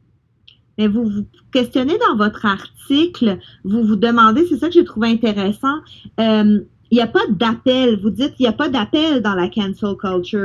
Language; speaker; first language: French; native; French